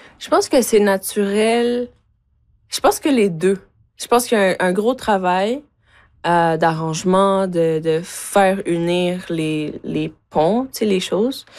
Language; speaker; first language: French; early bilingual, other home language; Spanish